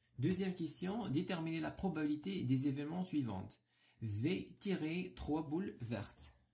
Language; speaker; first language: French; non-native, local second language; Arabic